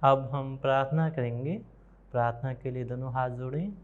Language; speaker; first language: Hindi; native; Hindi